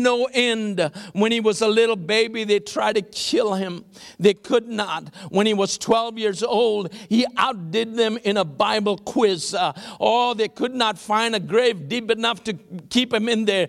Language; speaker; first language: English; non-native, local second language; Bangla